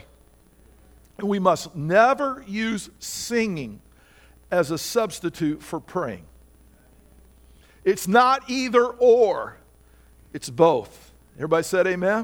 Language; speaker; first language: English; native; English